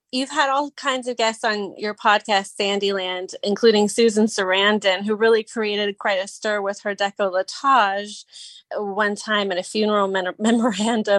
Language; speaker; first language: English; native; English